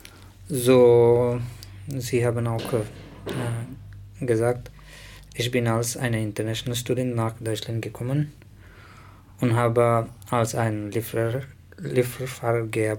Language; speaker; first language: German; non-native, learner; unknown